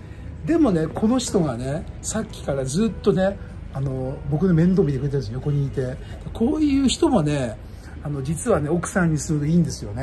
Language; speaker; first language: Japanese; native; Japanese